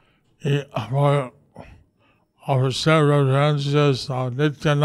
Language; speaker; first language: Spanish; non-native, learner; English